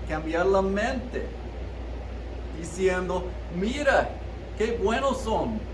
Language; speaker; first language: Spanish; early bilingual, heritage; Spanish